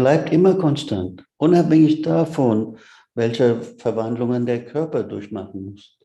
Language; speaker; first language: German; non-native, fluent; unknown